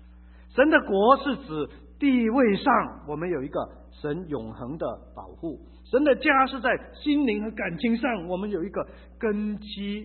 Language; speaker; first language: Chinese; native; Chinese